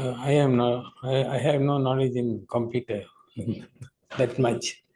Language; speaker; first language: English; non-native, local second language; Tamil